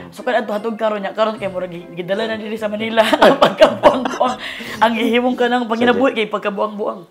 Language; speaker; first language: Cebuano; native; Cebuano